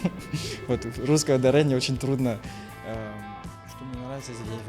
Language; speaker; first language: Russian; non-native, fluent; French